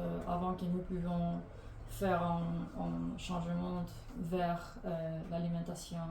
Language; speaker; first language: French; non-native, learner; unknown